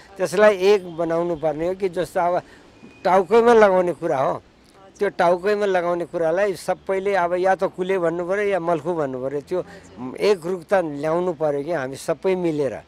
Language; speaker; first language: Nepali; non-native, local second language; Gurung